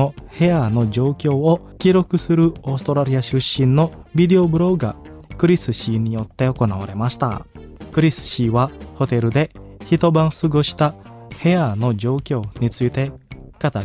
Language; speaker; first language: Japanese; non-native, fluent; Indonesian